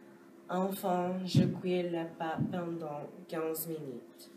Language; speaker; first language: French; non-native, learner; English